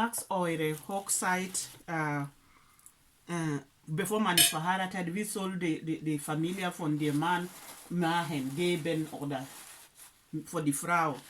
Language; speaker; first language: German; non-native, learner; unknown